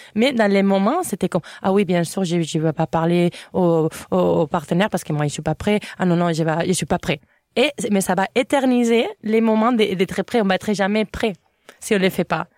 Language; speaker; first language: French; non-native, fluent; Catalan